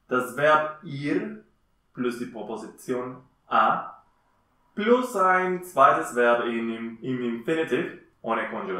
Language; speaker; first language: German; non-native, fluent; Spanish